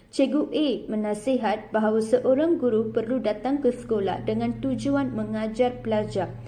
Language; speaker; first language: Malay; non-native, local second language; Tamil